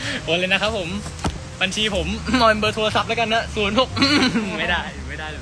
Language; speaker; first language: Thai; native; Thai